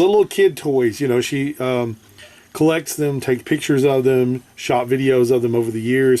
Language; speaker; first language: English; native; English